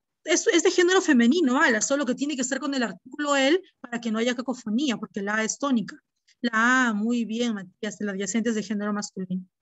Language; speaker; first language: Spanish; native; Spanish